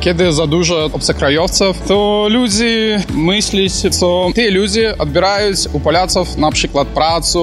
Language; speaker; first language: Polish; non-native, learner; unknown